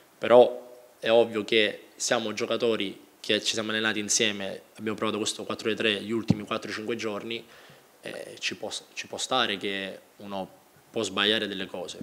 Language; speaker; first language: Italian; native; Italian